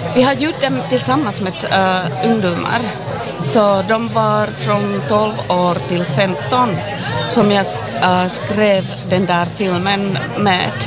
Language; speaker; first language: Swedish; non-native, fluent; Finnish